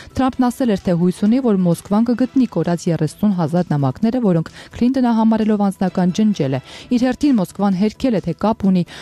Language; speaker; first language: Armenian; native; Armenian